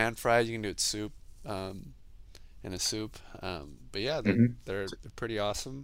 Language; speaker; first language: English; native; English